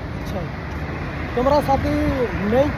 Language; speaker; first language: Hindi; non-native, learner; Bangla